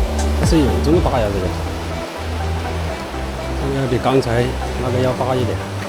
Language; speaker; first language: Chinese; native; Chinese